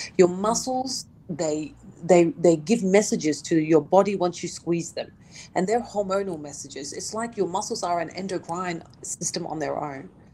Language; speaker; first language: English; early bilingual, other home language; Arabic